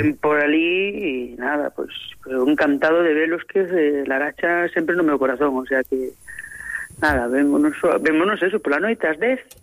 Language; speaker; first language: Galician; native; Galician